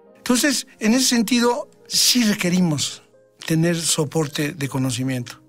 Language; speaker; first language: Spanish; native; Spanish